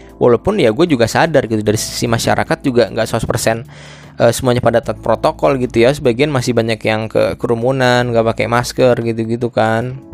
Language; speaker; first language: Indonesian; native; Indonesian